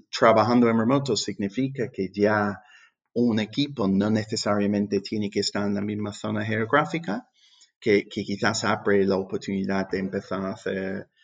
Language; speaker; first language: Spanish; non-native, fluent; English